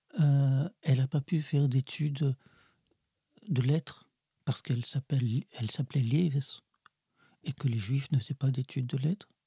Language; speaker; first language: French; early bilingual, other home language; Russian